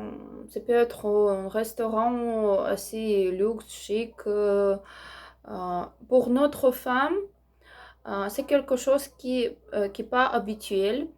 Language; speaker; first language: French; non-native, learner; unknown